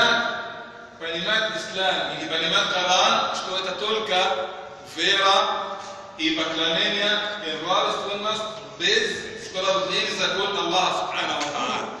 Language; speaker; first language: Russian; non-native, fluent; Arabic